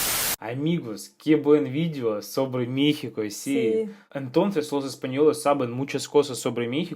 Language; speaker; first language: Spanish; non-native, fluent; Russian